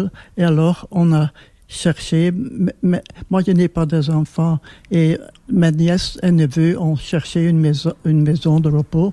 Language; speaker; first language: French; non-native, local second language; Dutch